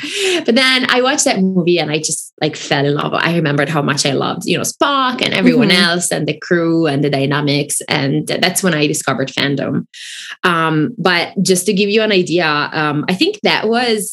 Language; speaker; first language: English; non-native, fluent; Italian